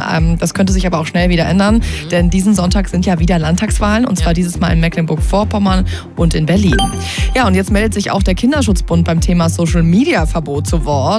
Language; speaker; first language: German; native; German